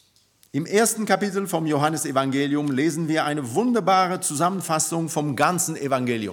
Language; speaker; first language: German; non-native, fluent; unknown